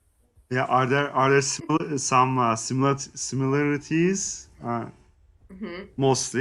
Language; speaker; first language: English; non-native, learner; Turkish